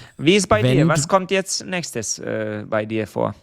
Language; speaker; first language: German; non-native, fluent; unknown